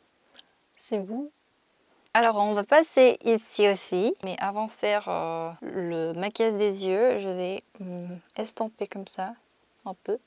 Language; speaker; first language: French; non-native, fluent; Korean